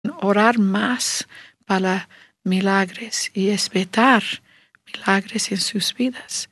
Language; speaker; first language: Spanish; non-native, learner; English